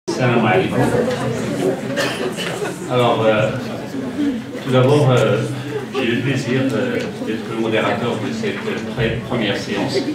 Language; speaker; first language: French; non-native, local second language; Arabic